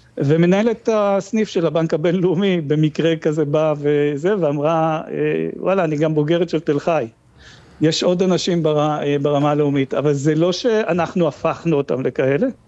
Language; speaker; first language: Hebrew; native; Hebrew